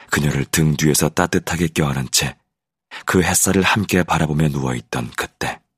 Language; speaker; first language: Korean; native; Korean